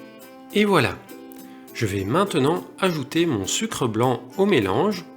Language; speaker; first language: French; native; French